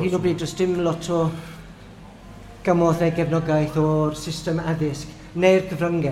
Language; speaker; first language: Welsh; non-native, fluent; English